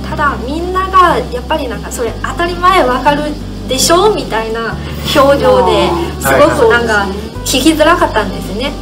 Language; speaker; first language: Japanese; non-native, fluent; Chinese